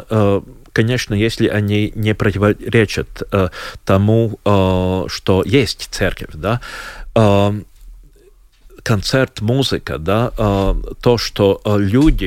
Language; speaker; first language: Russian; non-native, local second language; Latvian